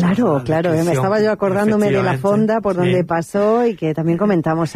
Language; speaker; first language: Spanish; native; Spanish